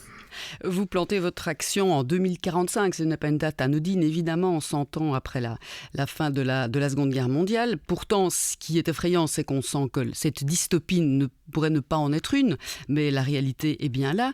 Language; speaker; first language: French; native; French